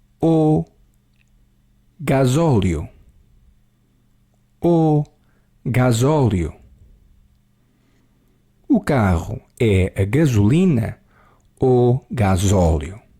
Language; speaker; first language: Portuguese; non-native, learner; English